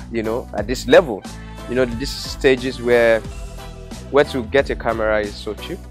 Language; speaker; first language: English; non-native, local second language; Yoruba